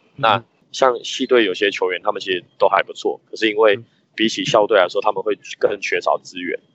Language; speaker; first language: Chinese; native; Chinese